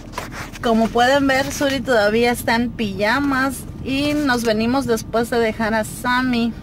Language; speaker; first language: Spanish; native; Spanish